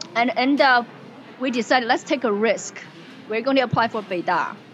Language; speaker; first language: English; non-native, fluent; Chinese